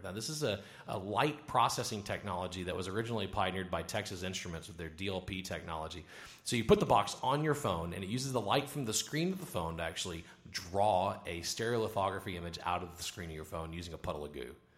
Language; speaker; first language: English; native; English